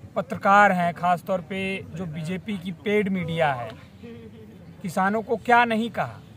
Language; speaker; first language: Hindi; native; Hindi